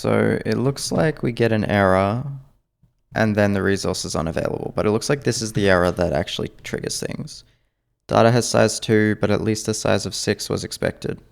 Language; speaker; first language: English; native; English